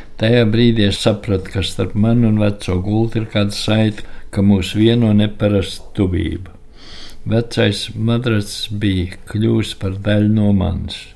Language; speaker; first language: Latvian; native; Latvian